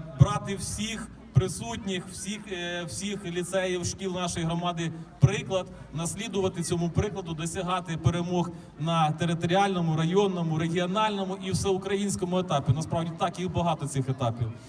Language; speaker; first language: Ukrainian; native; Ukrainian